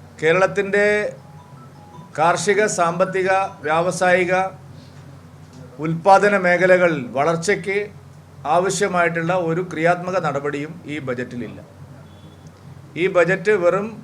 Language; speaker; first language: Malayalam; native; Malayalam